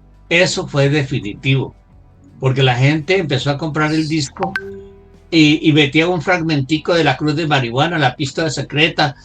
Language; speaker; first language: Spanish; native; Spanish